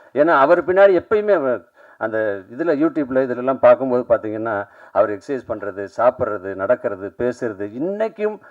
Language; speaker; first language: Tamil; native; Tamil